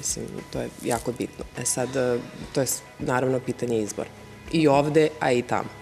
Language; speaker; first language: Serbian; early bilingual, heritage; English